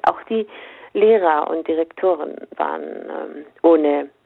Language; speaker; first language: German; non-native, fluent; Persian